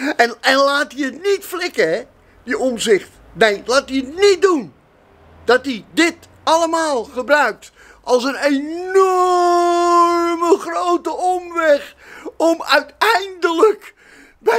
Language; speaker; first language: Dutch; native; Dutch